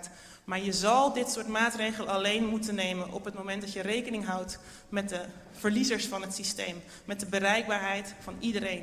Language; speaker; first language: Dutch; native; Dutch